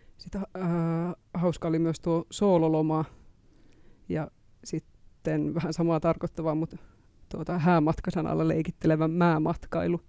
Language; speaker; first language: Finnish; native; Finnish